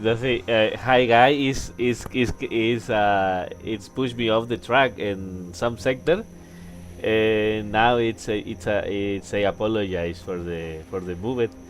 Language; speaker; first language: English; non-native, learner; Spanish